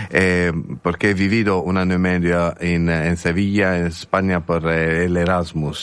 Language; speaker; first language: Spanish; non-native, learner; Italian